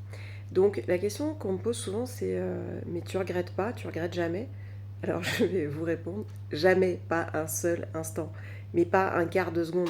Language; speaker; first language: French; native; French